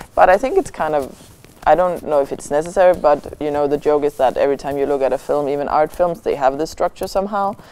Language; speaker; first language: English; non-native, fluent; Danish